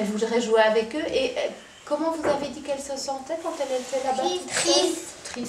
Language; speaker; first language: French; native; French